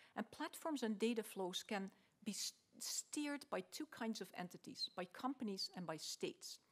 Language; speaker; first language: English; non-native, fluent; Dutch